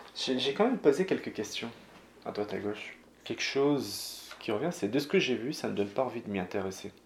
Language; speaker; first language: French; non-native, local second language; Arabic